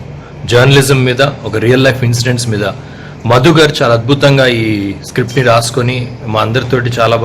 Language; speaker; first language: Telugu; native; Telugu